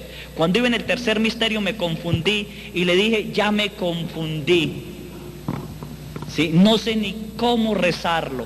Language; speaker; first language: Spanish; native; Spanish